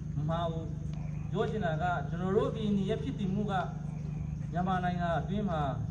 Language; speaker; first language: Burmese; non-native, local second language; Western Kayah